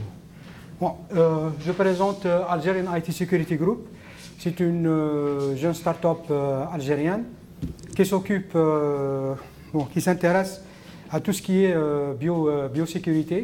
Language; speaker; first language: French; non-native, local second language; Arabic